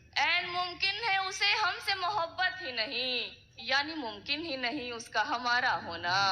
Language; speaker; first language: Urdu; native; Urdu